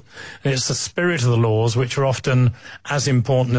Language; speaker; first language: English; native; English